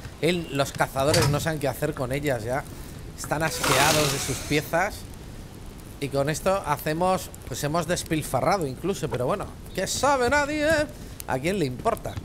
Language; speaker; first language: Spanish; native; Spanish